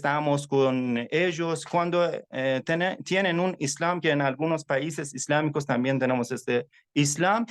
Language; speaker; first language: Spanish; non-native, fluent; Persian